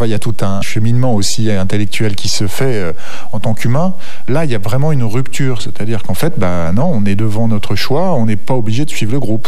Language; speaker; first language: French; native; French